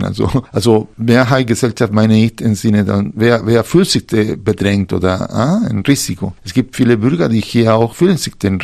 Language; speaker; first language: German; non-native, fluent; Spanish